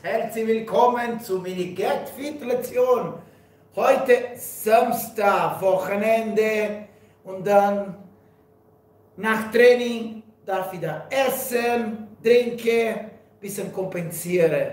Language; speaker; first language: German; non-native, learner; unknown